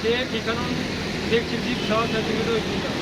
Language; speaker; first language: Korean; non-native, learner; Urdu